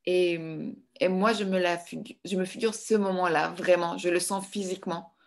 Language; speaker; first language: French; non-native, fluent; Greek